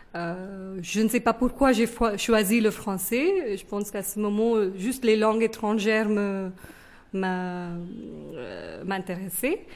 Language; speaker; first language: French; non-native, fluent; Kannada